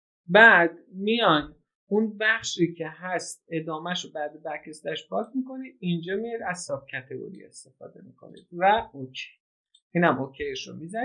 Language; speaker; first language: Persian; native; Persian